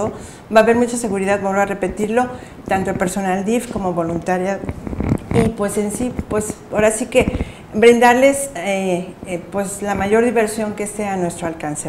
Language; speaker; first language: Spanish; native; Spanish